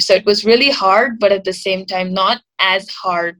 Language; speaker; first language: English; non-native, local second language; Marathi